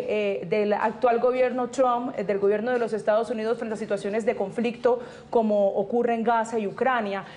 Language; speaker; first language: Spanish; native; Spanish